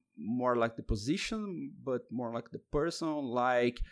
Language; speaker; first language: English; non-native, fluent; Portuguese